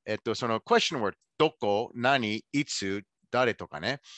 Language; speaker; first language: Japanese; non-native, fluent; English